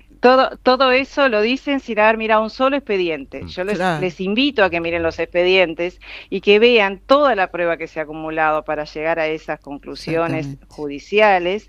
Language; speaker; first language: Spanish; native; Spanish